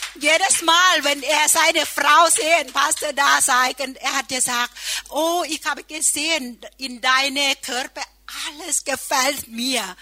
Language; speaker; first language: German; non-native, learner; Thai